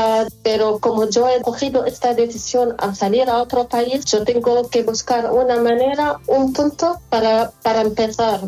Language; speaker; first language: Spanish; non-native, learner; Arabic